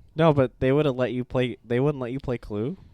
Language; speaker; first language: English; native; English